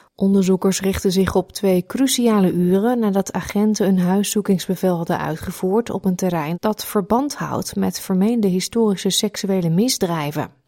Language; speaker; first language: Dutch; native; Dutch